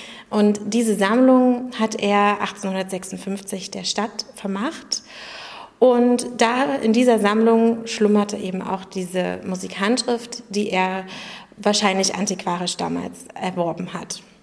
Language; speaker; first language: German; native; German